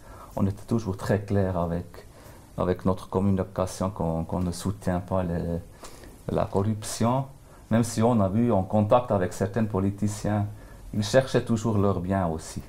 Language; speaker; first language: French; non-native, local second language; German